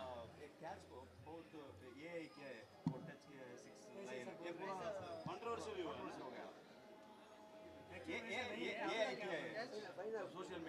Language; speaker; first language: Hindi; non-native, local second language; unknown